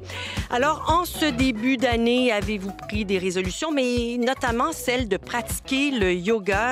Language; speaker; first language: French; native; French